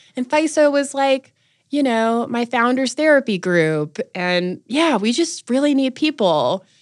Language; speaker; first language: English; native; English